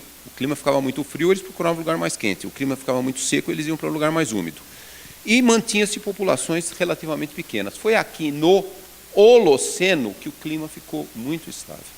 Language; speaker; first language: Portuguese; native; Portuguese